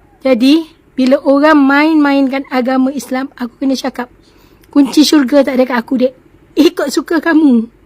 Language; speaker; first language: Malay; native; Malay